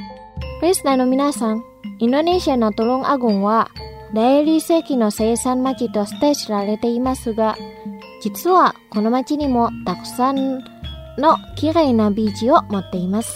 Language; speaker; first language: Japanese; non-native, fluent; Indonesian